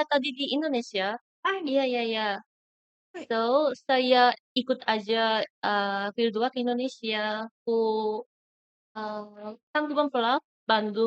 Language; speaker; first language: Indonesian; non-native, learner; Japanese